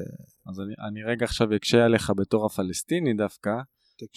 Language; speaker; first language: Hebrew; native; Hebrew